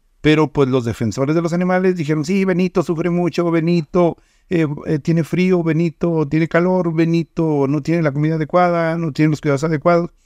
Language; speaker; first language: Spanish; native; Spanish